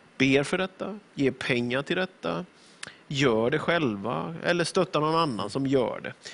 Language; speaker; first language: Swedish; native; Swedish